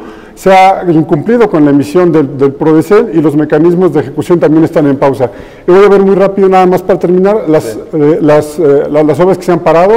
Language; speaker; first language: Spanish; native; Spanish